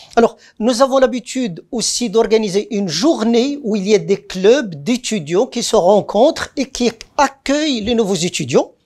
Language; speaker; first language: French; non-native, local second language; Arabic